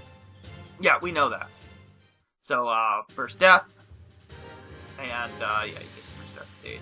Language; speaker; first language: English; native; English